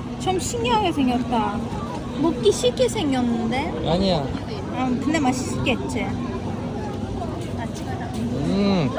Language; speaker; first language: Korean; non-native, fluent; Turkish